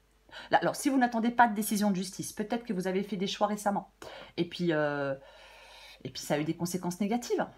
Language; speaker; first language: French; native; French